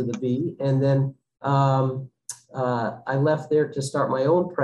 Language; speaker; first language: English; native; English